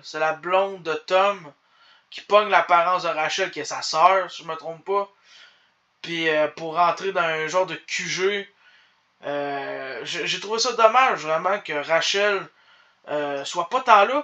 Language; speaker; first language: French; native; French